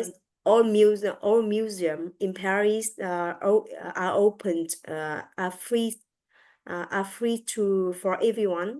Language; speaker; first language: English; non-native, learner; French